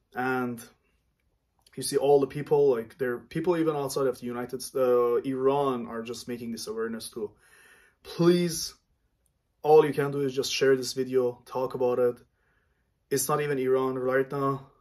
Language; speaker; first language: English; non-native, fluent; Armenian